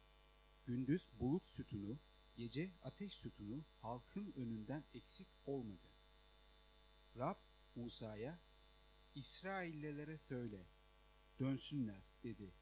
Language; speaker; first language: Turkish; native; Turkish